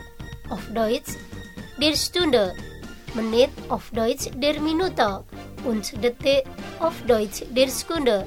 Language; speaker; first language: German; non-native, learner; Indonesian